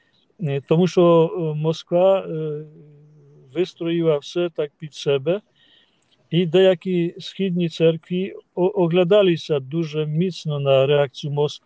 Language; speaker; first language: Ukrainian; non-native, fluent; Polish